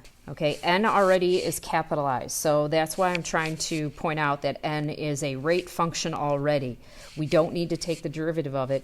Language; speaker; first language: English; native; English